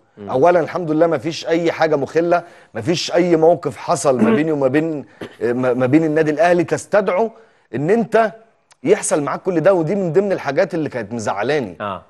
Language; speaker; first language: Arabic; native; Arabic